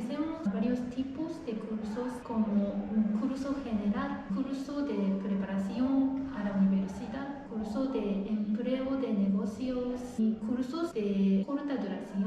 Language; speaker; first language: Spanish; non-native, fluent; Japanese